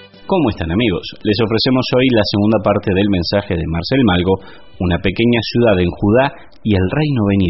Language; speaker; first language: Spanish; native; Spanish